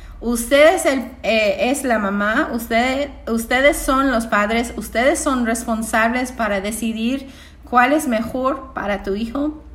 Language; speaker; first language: Spanish; non-native, fluent; English